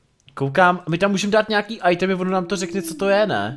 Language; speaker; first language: Czech; native; Czech